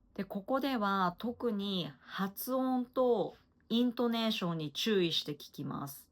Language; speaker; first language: Japanese; native; Japanese